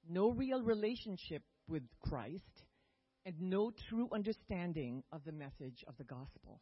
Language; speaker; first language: English; non-native, local second language; Filipino